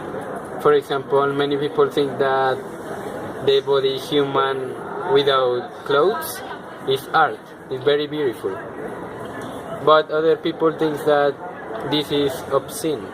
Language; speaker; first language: English; non-native, learner; Spanish